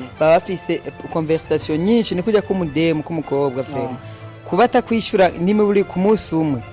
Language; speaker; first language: Rundi; early bilingual, heritage; Rundi